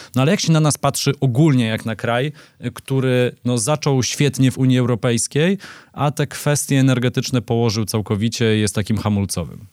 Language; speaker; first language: Polish; native; Polish